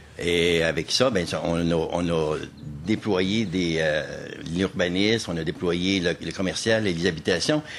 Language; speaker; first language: French; native; French